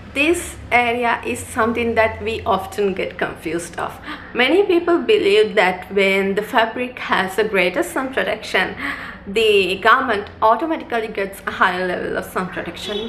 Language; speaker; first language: English; non-native, local second language; Sinhala